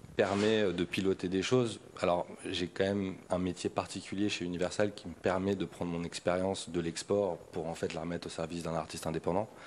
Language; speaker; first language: French; native; French